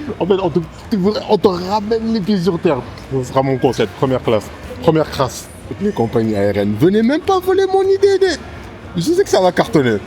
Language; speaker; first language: French; non-native, local second language; Wolof